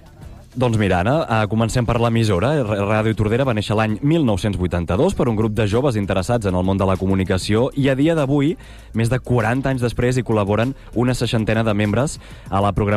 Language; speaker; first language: Catalan; native; Catalan